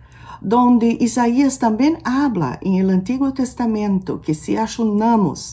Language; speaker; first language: Spanish; non-native, learner; Portuguese